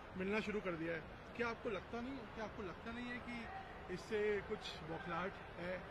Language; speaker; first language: Hindi; native; Hindi